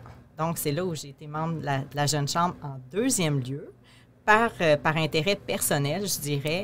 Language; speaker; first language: French; native; French